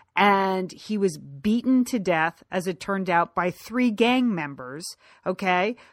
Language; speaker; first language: English; native; English